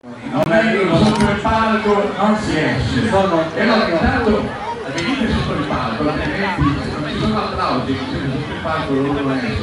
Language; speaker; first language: Italian; native; Italian